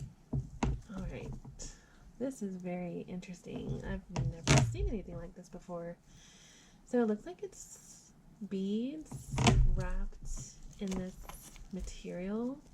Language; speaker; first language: English; native; English